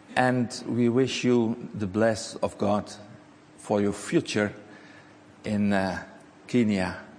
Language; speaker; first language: English; non-native, learner; Dutch